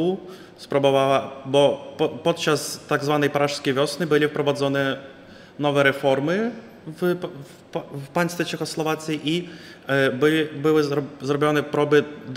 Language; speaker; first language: Polish; non-native, fluent; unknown